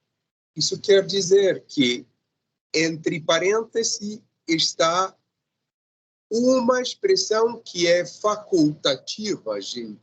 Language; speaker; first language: Portuguese; non-native, fluent; Spanish